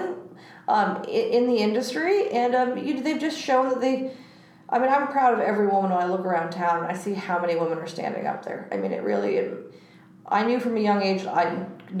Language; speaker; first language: English; native; English